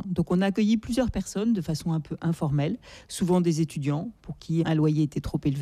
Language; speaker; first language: French; native; French